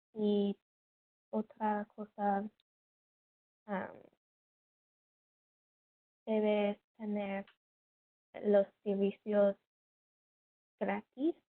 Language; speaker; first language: Spanish; non-native, learner; English